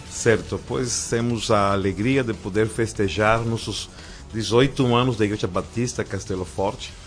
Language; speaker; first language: Portuguese; non-native, fluent; Spanish